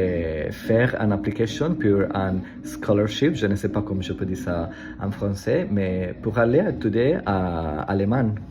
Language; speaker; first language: French; non-native, learner; Italian